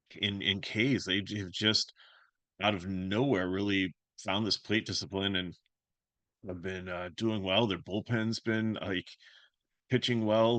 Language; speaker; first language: English; native; English